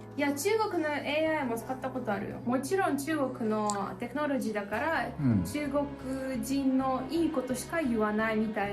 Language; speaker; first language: Japanese; non-native, fluent; Russian